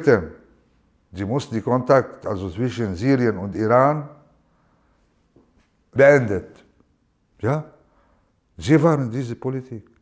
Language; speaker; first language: German; non-native, learner; Arabic